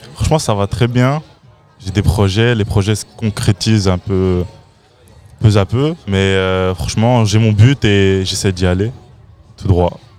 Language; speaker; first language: French; native; French